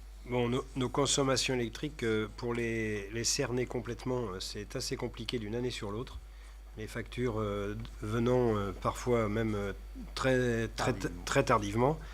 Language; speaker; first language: French; native; French